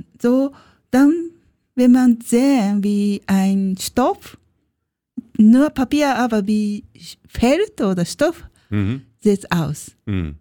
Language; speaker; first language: German; non-native, learner; Japanese